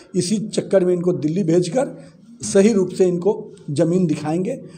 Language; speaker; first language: Hindi; native; Hindi